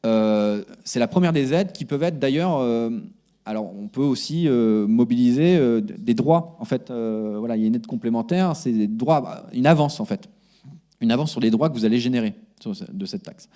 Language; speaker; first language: French; native; French